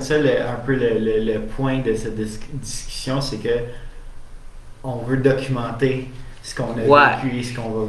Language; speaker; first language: French; native; French